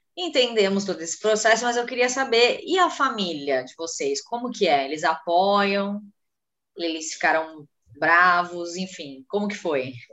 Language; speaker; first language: Portuguese; native; Portuguese